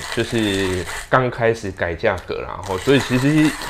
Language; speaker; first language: Chinese; native; Chinese